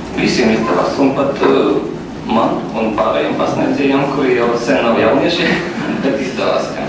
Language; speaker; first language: Latvian; non-native, local second language; Russian